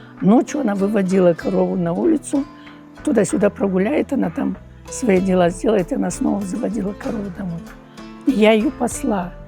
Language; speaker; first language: Russian; non-native, local second language; Uyghur